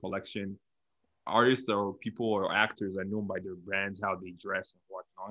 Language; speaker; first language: English; non-native, local second language; Yoruba